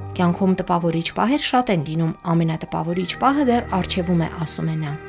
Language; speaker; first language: Armenian; native; Armenian